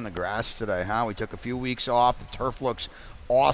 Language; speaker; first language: English; native; English